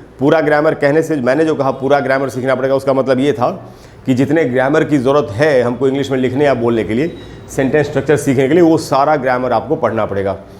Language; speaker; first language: Hindi; native; Hindi